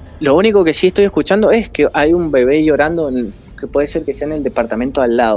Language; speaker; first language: Spanish; native; Spanish